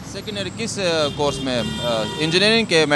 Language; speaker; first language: Urdu; native; Urdu